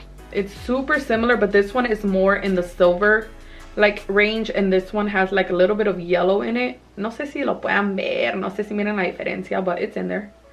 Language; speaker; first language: English; early bilingual, other home language; Spanish